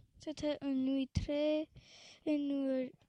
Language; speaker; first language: French; non-native, local second language; English